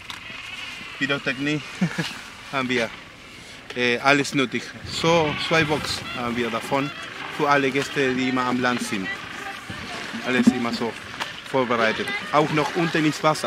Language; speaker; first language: German; non-native, fluent; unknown